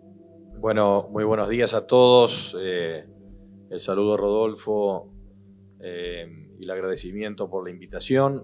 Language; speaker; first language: Spanish; native; Spanish